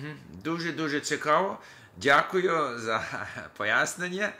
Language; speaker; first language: Ukrainian; non-native, learner; English